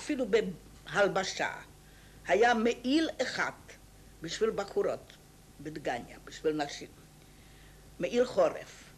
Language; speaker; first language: Hebrew; non-native, fluent; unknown